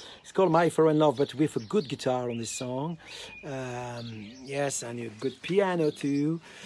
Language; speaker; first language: English; non-native, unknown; French